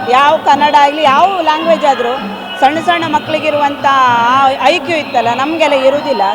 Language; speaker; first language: Kannada; native; Kannada